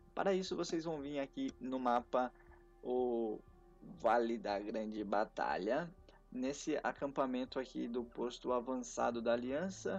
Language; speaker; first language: Portuguese; native; Portuguese